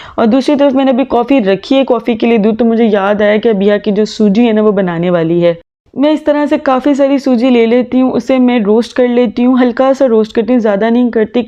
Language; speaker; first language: Urdu; native; Urdu